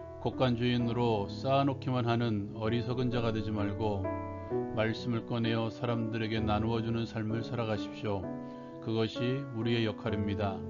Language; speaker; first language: Korean; native; Korean